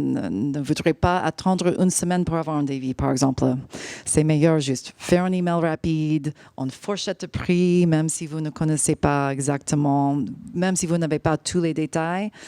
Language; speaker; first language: French; non-native, fluent; English